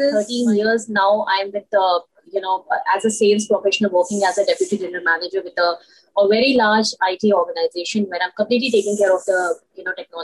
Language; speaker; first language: English; non-native, local second language; Hindi